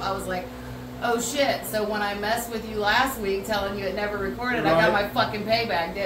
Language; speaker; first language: English; native; English